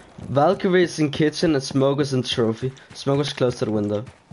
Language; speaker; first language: English; non-native, fluent; Danish